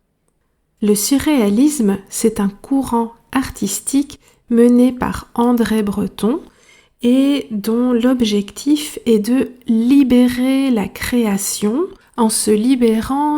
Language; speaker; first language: French; native; French